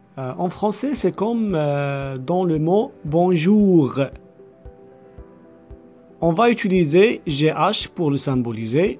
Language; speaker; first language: French; non-native, local second language; Arabic